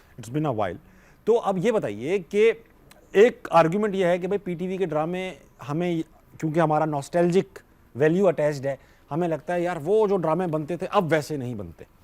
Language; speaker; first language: Urdu; native; Urdu